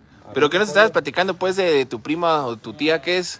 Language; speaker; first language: Spanish; native; Spanish